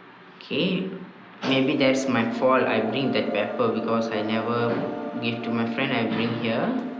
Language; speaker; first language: English; non-native, learner; Chinese